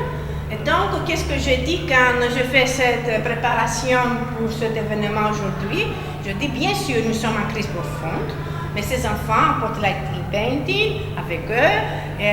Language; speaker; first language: French; non-native, fluent; Greek